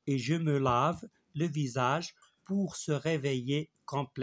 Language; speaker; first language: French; non-native, local second language; Arabic